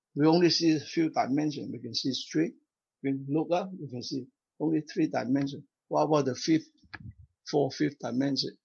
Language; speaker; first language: English; non-native, fluent; Vietnamese